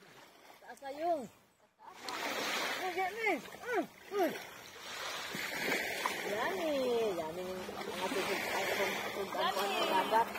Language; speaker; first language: Filipino; non-native, local second language; Cebuano